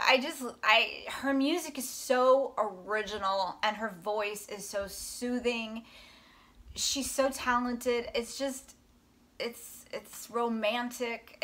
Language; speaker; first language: English; native; English